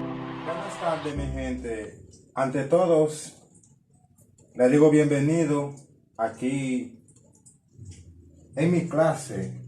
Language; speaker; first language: Spanish; non-native, fluent; Haitian Creole